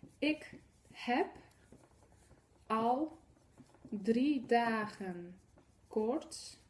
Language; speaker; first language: Dutch; non-native, fluent; Polish